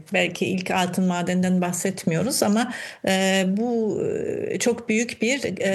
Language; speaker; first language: Turkish; non-native, fluent; German